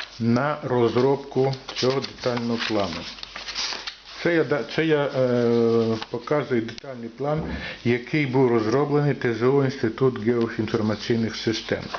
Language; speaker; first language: Ukrainian; native; Ukrainian